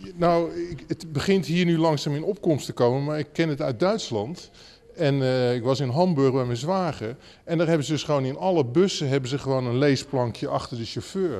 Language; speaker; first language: Dutch; native; Dutch